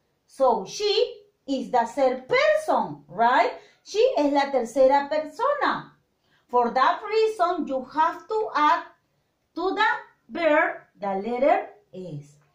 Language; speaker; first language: English; non-native, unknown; Spanish